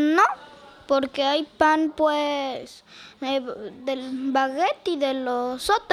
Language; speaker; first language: Spanish; early bilingual, heritage; Spanish